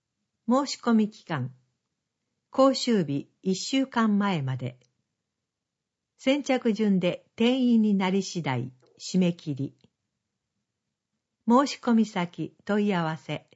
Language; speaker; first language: Japanese; native; Japanese